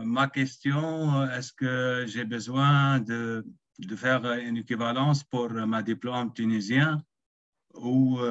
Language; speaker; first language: French; non-native, local second language; Arabic